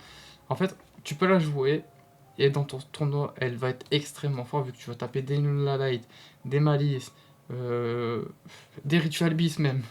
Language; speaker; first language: French; native; French